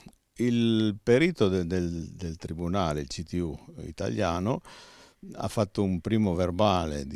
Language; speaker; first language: Italian; native; Italian